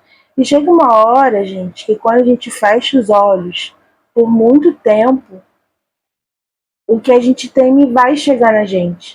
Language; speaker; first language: Portuguese; native; Portuguese